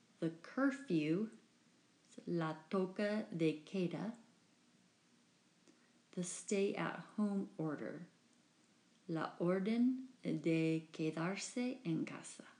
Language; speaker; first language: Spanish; non-native, fluent; English